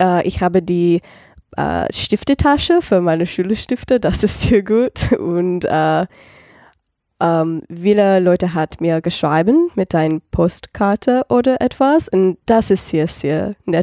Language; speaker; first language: German; non-native, learner; English